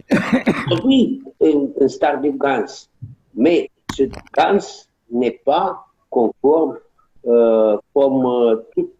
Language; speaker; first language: French; non-native, learner; Romanian